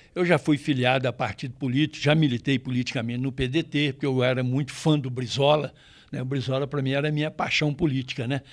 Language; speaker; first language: Portuguese; native; Portuguese